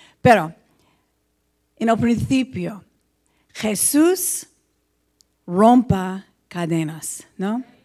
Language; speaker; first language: Spanish; non-native, learner; English